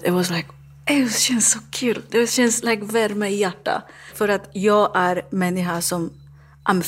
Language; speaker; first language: Swedish; non-native, learner; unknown